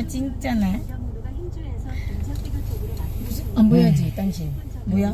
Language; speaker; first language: Korean; non-native, local second language; Filipino